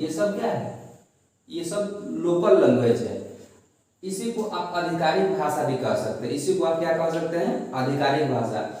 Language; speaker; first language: Hindi; non-native, local second language; Bhojpuri